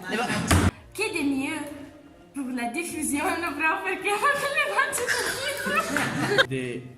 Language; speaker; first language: French; non-native, learner; Italian